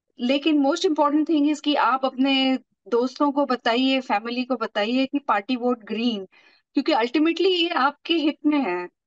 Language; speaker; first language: Hindi; non-native, local second language; Marathi